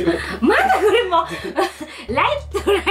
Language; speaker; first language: Japanese; non-native, learner; Filipino